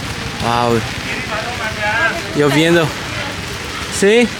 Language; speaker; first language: Spanish; non-native, learner; Korean